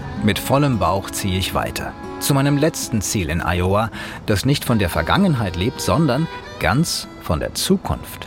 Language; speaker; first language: German; native; German